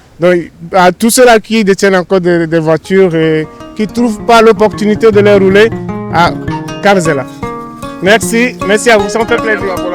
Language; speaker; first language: French; non-native, local second language; Wolof